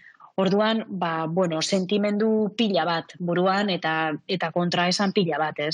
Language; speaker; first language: Basque; native; Basque